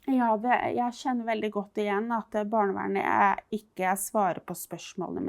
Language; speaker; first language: Norwegian; native; Norwegian